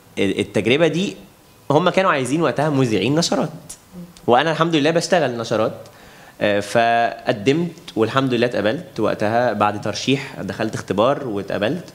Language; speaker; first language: Arabic; native; Arabic